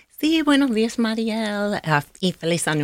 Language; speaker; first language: Spanish; non-native, learner; English